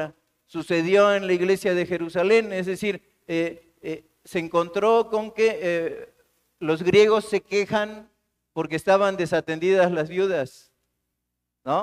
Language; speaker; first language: Spanish; native; Spanish